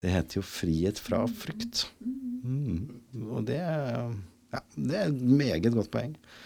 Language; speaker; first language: Norwegian; native; Norwegian